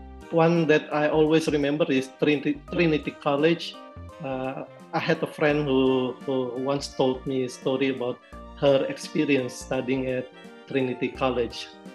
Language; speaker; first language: English; non-native, fluent; Indonesian